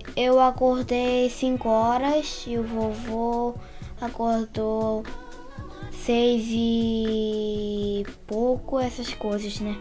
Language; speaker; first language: Portuguese; early bilingual, heritage; Portuguese